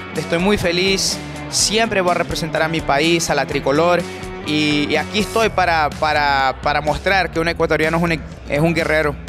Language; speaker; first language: Spanish; native; Spanish